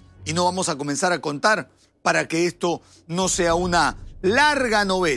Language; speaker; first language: Spanish; native; Spanish